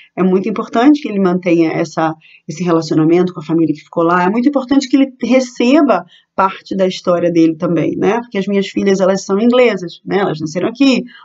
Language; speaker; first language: Portuguese; native; Portuguese